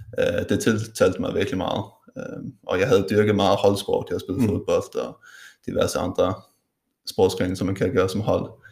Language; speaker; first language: Danish; non-native, local second language; Faroese